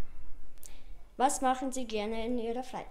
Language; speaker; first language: German; native; German